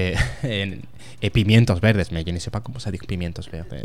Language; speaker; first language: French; non-native, learner; Spanish